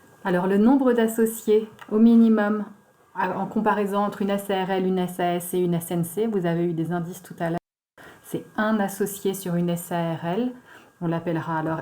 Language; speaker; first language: French; native; French